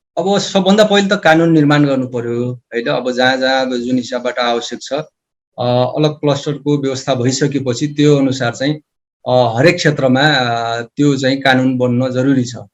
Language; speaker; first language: Nepali; non-native, local second language; Dangaura Tharu